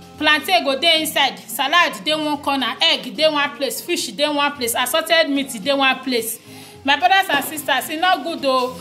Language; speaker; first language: Nigerian Pidgin; native; Nigerian Pidgin